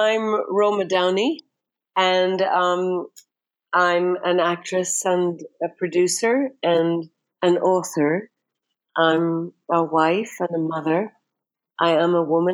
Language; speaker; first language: English; native; English